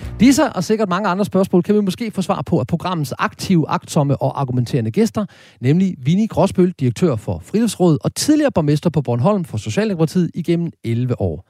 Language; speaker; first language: Danish; native; Danish